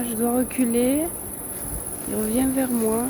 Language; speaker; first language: French; native; French